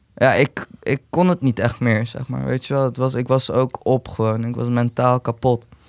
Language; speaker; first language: Dutch; early bilingual, other home language; Turkish